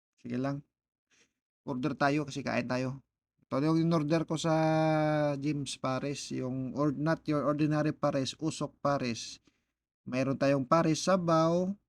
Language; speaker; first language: Filipino; non-native, local second language; Hiligaynon